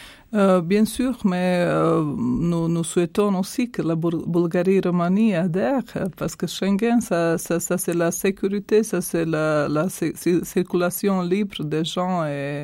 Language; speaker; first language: French; non-native, fluent; Croatian